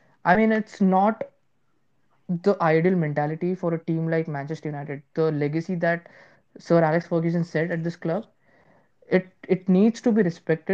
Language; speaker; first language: English; non-native, local second language; Hindi